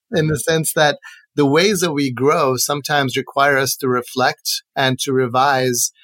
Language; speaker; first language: English; non-native, fluent; Persian